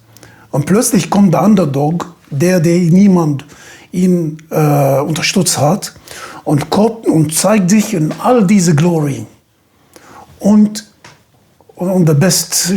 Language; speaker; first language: German; non-native, fluent; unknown